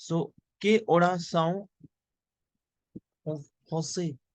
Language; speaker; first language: Portuguese; non-native, learner; Hindi